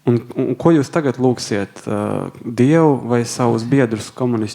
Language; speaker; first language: Latvian; native; Latvian